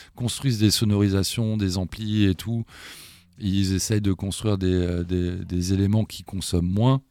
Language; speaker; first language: French; non-native, fluent; German